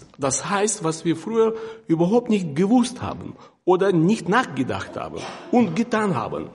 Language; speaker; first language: German; non-native, fluent; Russian